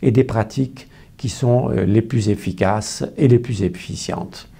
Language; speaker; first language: French; native; French